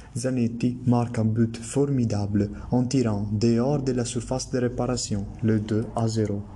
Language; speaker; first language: French; non-native, learner; Italian